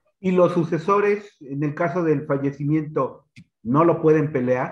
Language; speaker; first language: Spanish; native; Spanish